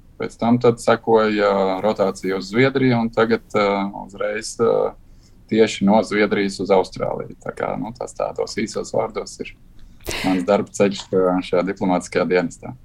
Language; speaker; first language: Latvian; native; Latvian